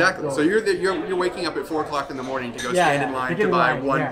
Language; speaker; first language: English; native; English